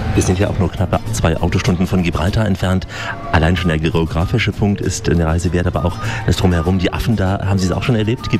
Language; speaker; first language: German; native; German